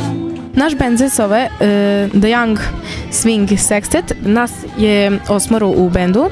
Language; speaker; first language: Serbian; non-native, local second language; Hungarian